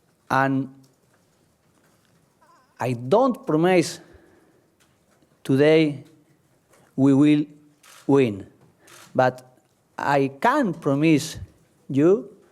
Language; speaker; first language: English; non-native, learner; Spanish